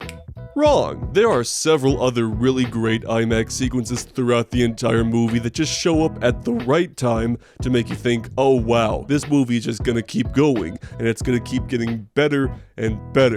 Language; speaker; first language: English; native; English